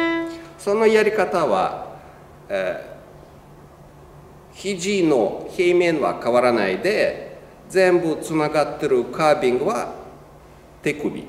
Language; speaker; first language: Japanese; non-native, learner; Russian